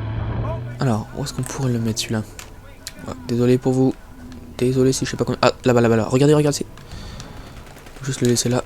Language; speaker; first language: French; native; French